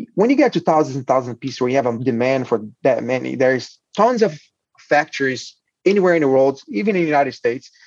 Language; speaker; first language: English; non-native, fluent; Portuguese